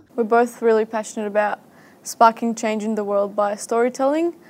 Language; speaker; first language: English; early bilingual, other home language; Arabic